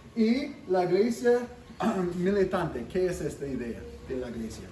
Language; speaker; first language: Spanish; non-native, fluent; English